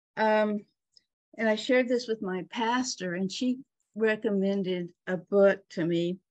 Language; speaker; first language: English; native; English